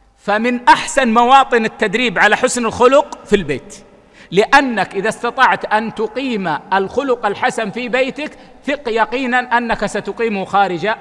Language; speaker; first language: Arabic; native; Arabic